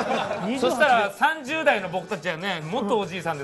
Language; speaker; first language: Japanese; native; Japanese